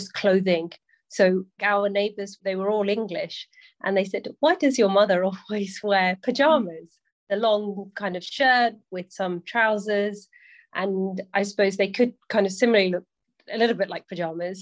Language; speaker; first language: English; native; English